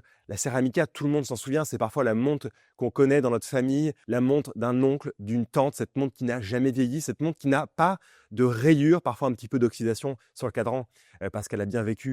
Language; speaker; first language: French; native; French